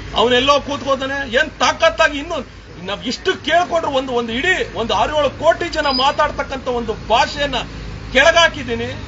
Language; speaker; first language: Kannada; native; Kannada